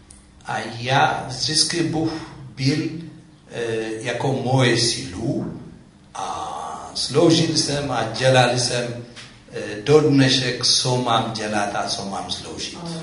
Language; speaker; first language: Czech; non-native, fluent; Amharic